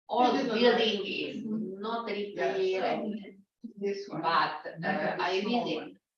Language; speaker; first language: English; non-native, learner; Slovak